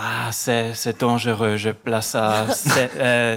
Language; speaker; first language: French; non-native, learner; German